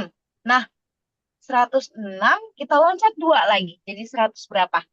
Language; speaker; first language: Indonesian; native; Indonesian